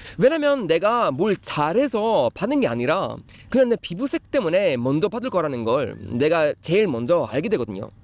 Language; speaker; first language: Korean; non-native, fluent; Swedish